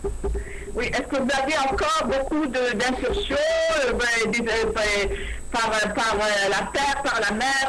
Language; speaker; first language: French; non-native, learner; Arabic